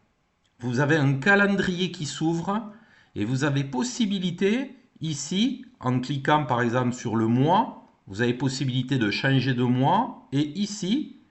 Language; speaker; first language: French; native; French